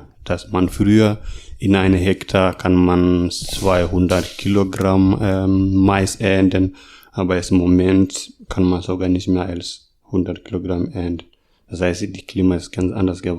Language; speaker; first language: German; non-native, learner; Masai